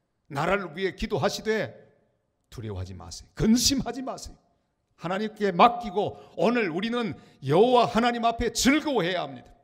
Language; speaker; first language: Korean; native; Korean